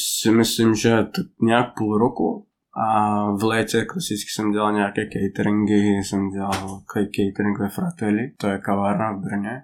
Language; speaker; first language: Czech; non-native, fluent; Russian